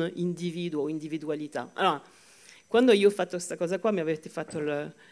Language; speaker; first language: Italian; non-native, fluent; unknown